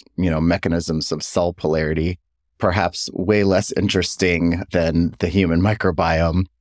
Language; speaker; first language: English; native; English